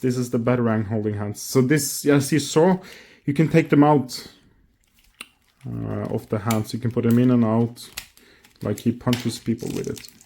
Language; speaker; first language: English; non-native, fluent; Norwegian